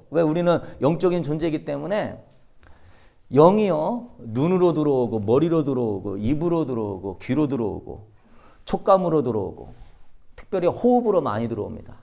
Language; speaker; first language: Korean; native; Korean